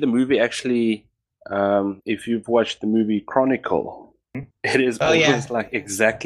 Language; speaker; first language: English; non-native, local second language; Afrikaans